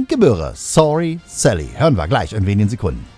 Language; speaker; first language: German; native; German